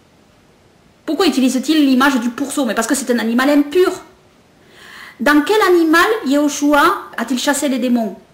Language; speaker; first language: French; native; French